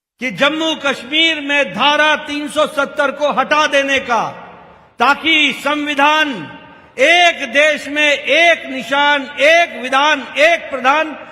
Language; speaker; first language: Hindi; native; Hindi